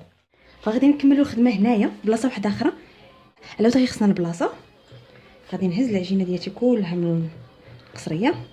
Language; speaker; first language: Arabic; native; Arabic